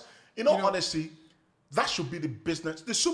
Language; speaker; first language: English; non-native, local second language; Ibibio